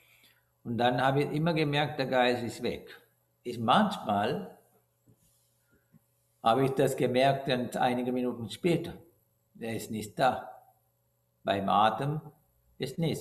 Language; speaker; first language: German; non-native, learner; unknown